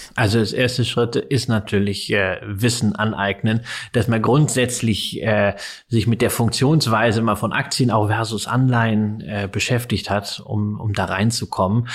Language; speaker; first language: German; native; German